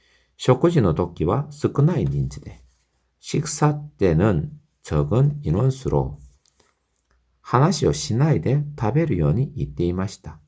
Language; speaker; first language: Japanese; non-native, fluent; Korean